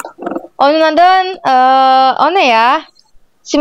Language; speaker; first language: Turkish; non-native, learner; Indonesian